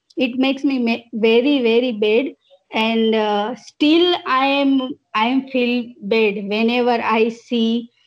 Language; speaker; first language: English; non-native, local second language; Gujarati